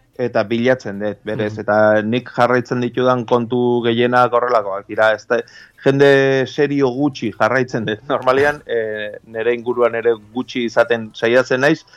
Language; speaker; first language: Basque; native; Basque